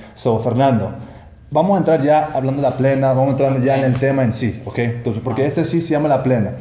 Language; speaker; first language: Spanish; non-native, fluent; English